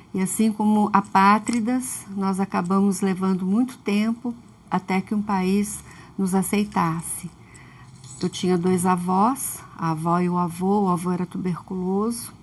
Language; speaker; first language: Portuguese; early bilingual, other home language; Russian